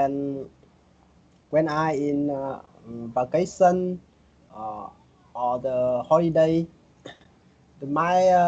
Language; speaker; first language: English; non-native, learner; Vietnamese